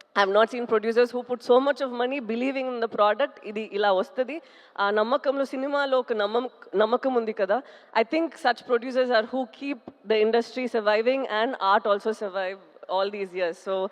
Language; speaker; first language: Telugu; non-native, local second language; Tamil